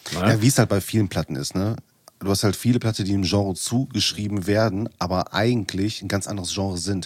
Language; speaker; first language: German; native; German